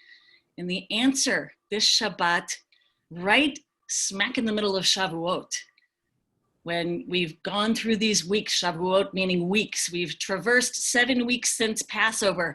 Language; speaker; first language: English; native; English